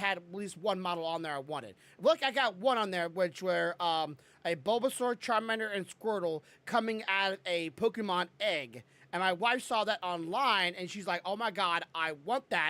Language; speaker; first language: English; native; English